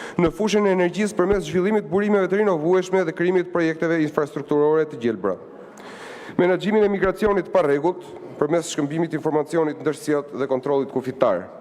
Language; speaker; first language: Albanian; native; Albanian